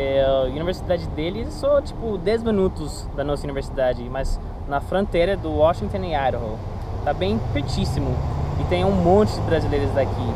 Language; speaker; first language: Portuguese; non-native, learner; English